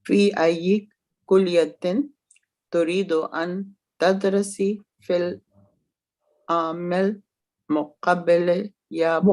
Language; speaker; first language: Arabic; non-native, learner; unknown